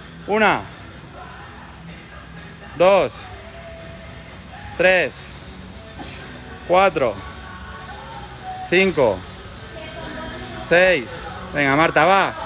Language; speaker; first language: Spanish; non-native, local second language; Catalan